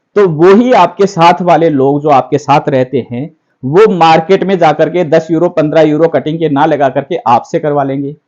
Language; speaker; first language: Hindi; native; Hindi